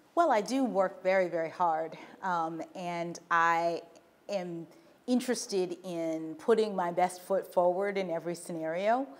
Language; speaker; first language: English; native; English